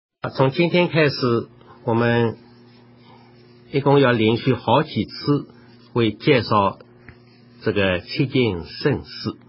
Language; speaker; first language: Chinese; native; Chinese